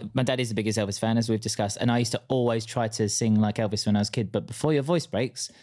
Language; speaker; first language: English; native; English